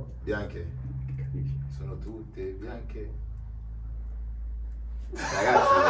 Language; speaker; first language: Italian; native; Italian